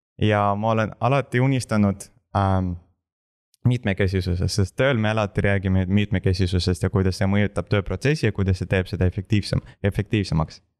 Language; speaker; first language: Estonian; non-native, local second language; Russian